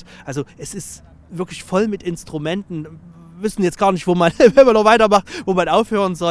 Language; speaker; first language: German; native; German